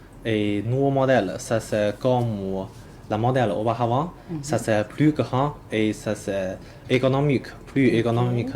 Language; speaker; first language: French; non-native, learner; Chinese